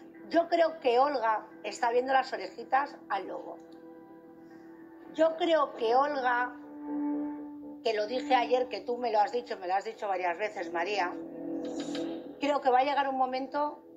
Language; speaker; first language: Spanish; native; Spanish